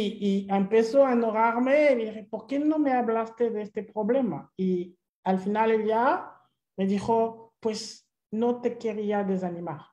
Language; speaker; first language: Spanish; non-native, fluent; French